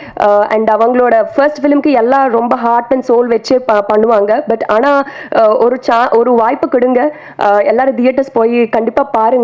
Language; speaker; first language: Tamil; non-native, learner; Telugu